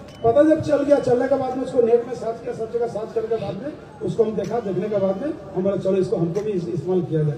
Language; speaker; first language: Hindi; non-native, local second language; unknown